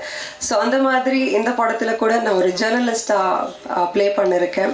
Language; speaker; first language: Tamil; non-native, local second language; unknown